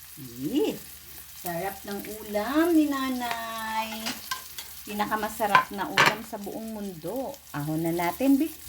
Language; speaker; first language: Filipino; non-native, local second language; Cebuano